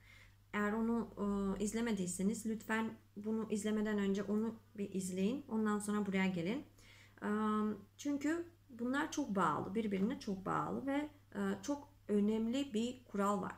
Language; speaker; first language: Turkish; non-native, fluent; Macedonian